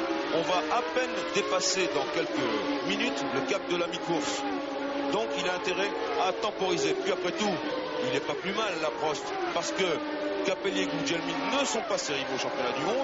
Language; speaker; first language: French; native; French